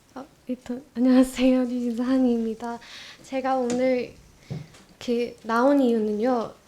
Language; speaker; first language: Korean; non-native, fluent; Vietnamese